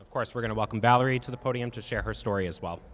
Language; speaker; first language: English; native; English